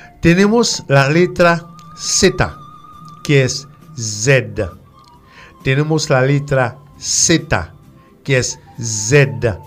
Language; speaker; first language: Spanish; non-native, fluent; French